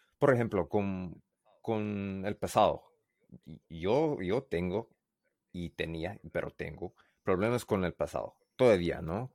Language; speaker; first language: Spanish; non-native, learner; English